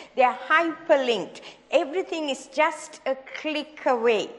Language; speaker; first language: English; non-native, local second language; Sinhala